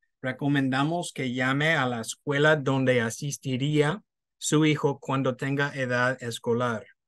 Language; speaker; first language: Spanish; non-native, fluent; English